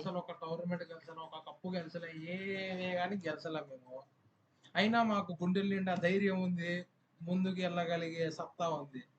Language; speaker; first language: Telugu; native; Telugu